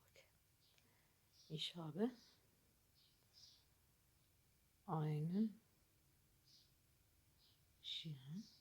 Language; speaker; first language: German; non-native, learner; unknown